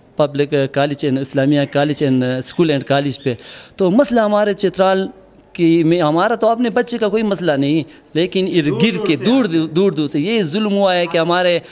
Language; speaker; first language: Urdu; non-native, local second language; Khowar